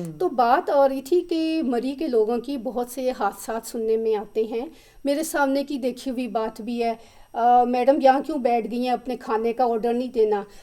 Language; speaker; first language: Urdu; native; Urdu